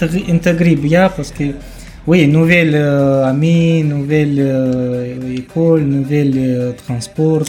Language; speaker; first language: French; non-native, learner; Romanian